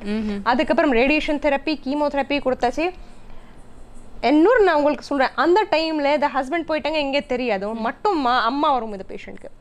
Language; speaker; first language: Tamil; non-native, learner; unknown